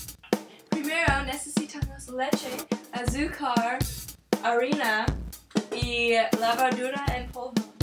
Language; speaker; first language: Spanish; non-native, learner; English